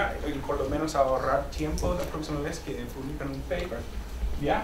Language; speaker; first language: Spanish; non-native, fluent; English